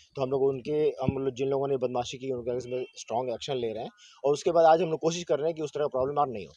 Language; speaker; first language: Hindi; non-native, local second language; Bangla